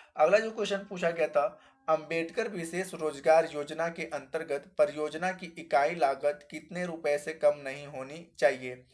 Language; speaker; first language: Hindi; native; Hindi